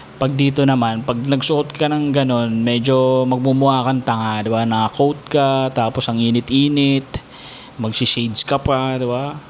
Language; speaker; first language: Filipino; native; Filipino